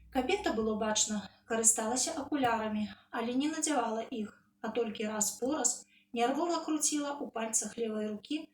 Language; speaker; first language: Belarusian; native; Belarusian